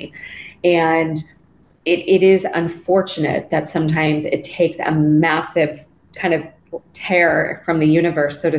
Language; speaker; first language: English; native; English